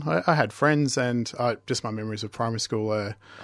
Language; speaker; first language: English; native; English